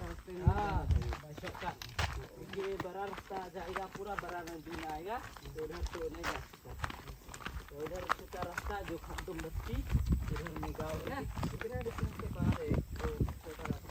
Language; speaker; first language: Hindi; non-native, local second language; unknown